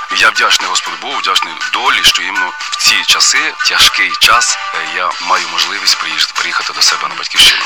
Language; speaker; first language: Ukrainian; native; Ukrainian